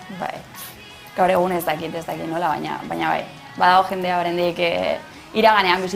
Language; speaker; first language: Basque; non-native, local second language; Spanish